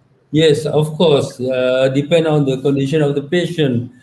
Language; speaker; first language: English; non-native, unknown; Indonesian